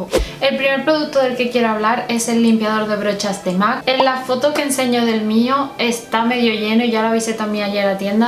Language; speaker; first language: Spanish; native; Spanish